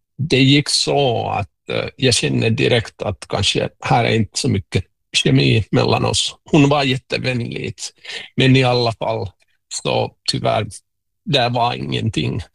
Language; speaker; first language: Swedish; non-native, local second language; Finnish